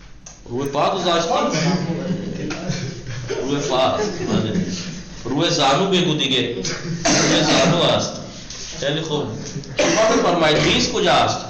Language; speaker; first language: Persian; non-native, fluent; Urdu